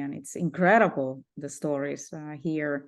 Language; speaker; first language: English; non-native, fluent; Finnish